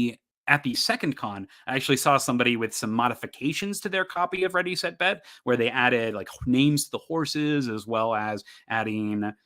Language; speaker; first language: English; native; English